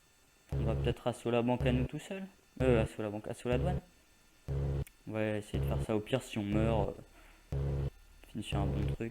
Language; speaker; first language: French; native; French